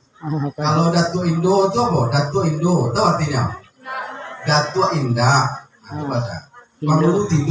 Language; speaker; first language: Indonesian; native; Indonesian